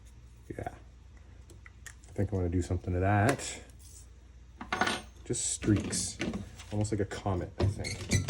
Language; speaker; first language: English; native; English